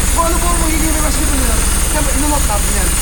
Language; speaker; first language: Filipino; native; Filipino